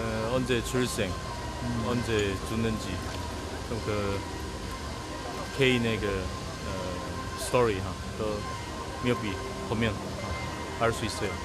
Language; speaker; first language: Korean; non-native, fluent; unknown